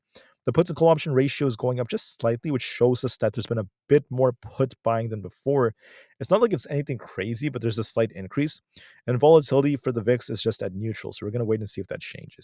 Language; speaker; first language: English; native; English